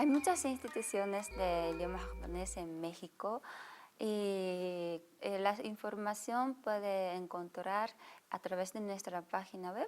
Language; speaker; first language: Spanish; non-native, fluent; Japanese